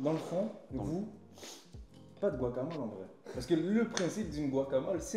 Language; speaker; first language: French; native; French